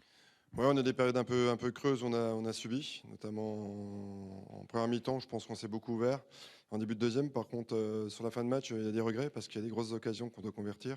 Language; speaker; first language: French; native; French